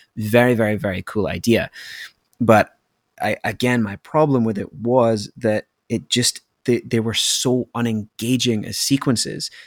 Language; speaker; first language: English; native; English